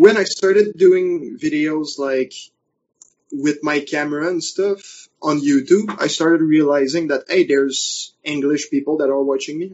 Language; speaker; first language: English; non-native, fluent; French